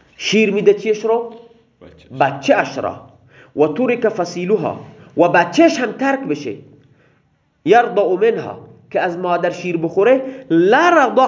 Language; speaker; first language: Persian; non-native, local second language; Baluchi